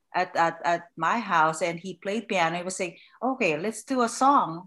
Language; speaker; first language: English; non-native, local second language; Filipino